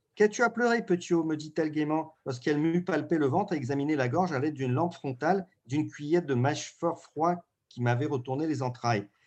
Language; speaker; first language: French; early bilingual, other home language; Russian